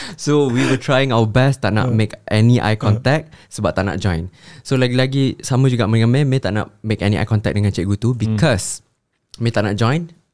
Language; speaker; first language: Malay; native; Malay